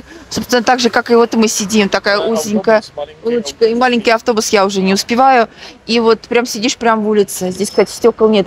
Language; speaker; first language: Russian; native; Russian